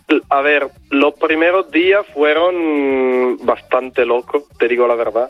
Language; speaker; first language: Spanish; non-native, fluent; Italian